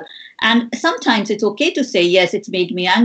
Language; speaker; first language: English; non-native, local second language; Hindi